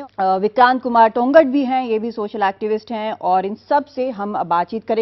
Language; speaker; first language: Hindi; native; Hindi